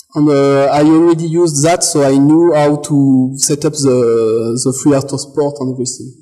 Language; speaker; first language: English; non-native, fluent; French